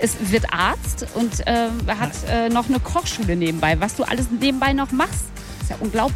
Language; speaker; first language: German; native; German